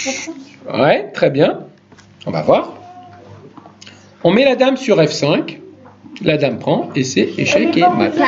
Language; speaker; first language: French; native; French